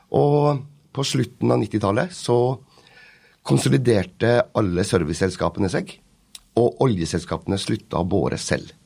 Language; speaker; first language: Norwegian; native; Norwegian